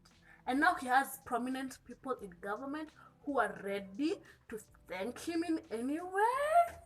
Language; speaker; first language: English; non-native, local second language; Kikuyu